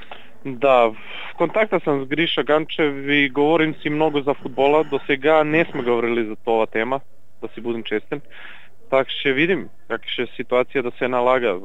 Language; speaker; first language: Bulgarian; non-native, learner; Serbian